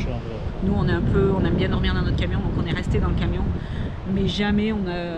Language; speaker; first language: French; native; French